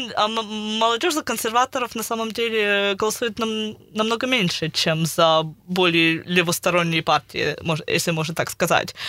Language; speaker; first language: Russian; early bilingual, heritage; Russian